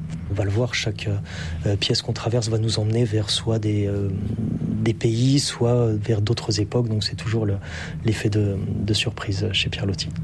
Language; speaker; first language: French; native; French